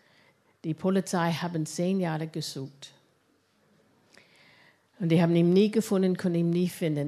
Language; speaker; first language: German; non-native, fluent; English